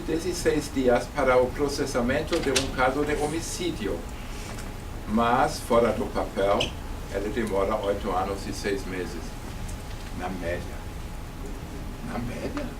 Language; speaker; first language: Portuguese; non-native, fluent; German